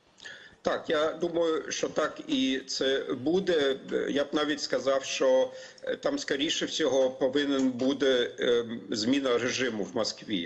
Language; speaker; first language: Ukrainian; non-native, fluent; German